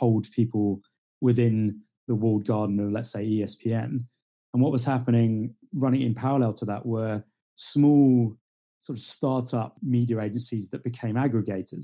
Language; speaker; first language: English; native; English